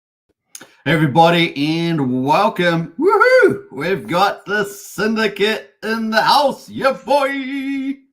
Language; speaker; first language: English; native; English